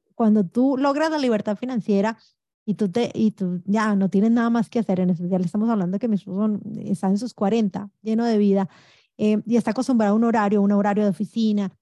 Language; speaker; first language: Spanish; native; Spanish